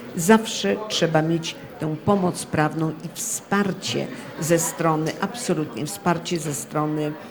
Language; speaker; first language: Polish; native; Polish